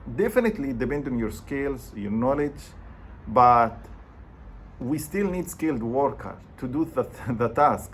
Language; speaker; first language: English; non-native, fluent; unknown